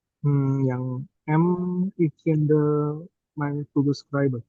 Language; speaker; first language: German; non-native, learner; Indonesian